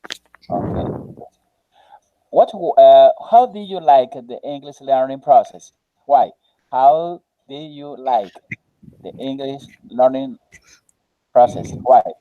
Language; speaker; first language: English; non-native, learner; Spanish